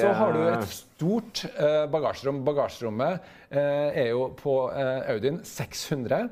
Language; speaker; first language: Norwegian; native; Norwegian